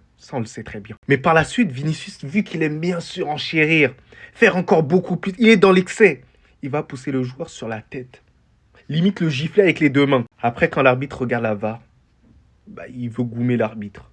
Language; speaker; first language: French; native; French